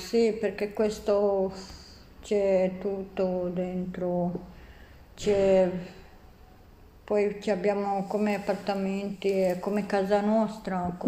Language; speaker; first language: Italian; non-native, learner; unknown